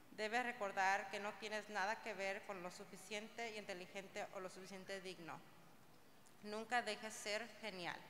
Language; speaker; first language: Spanish; early bilingual, heritage; Spanish